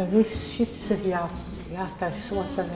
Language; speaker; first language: Latvian; early bilingual, heritage; Latvian